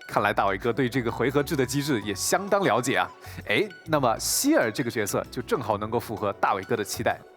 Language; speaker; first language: Chinese; native; Chinese